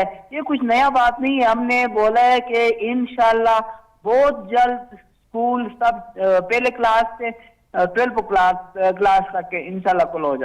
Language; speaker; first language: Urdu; non-native, learner; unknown